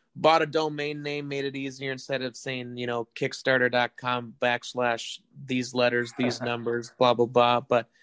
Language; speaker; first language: English; native; English